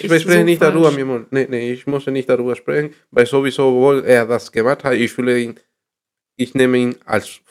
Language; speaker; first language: German; non-native, learner; Spanish